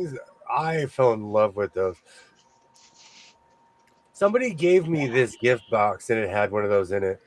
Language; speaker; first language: English; native; English